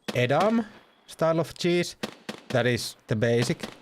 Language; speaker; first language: English; non-native, fluent; Finnish